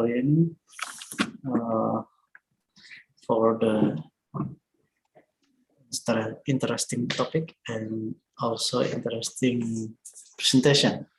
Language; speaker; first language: English; non-native, learner; Indonesian